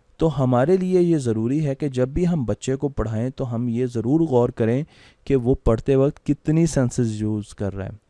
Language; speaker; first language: Urdu; non-native, local second language; Punjabi